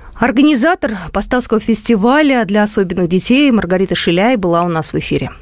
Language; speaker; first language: Russian; native; Russian